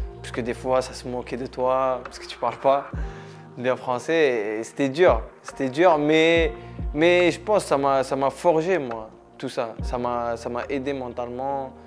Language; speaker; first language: French; early bilingual, other home language; Arabic